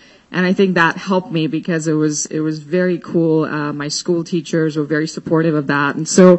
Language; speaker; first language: English; non-native, local second language; Hindi